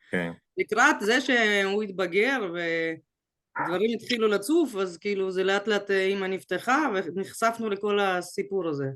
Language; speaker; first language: Hebrew; early bilingual, other home language; Russian